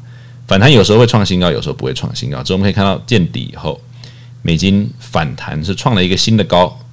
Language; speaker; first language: Chinese; native; Chinese